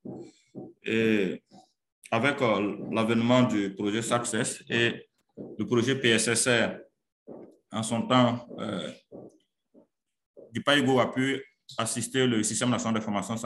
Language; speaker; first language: French; non-native, local second language; Mossi